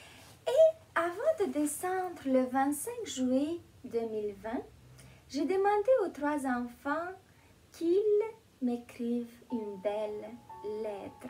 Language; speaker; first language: French; non-native, fluent; Romanian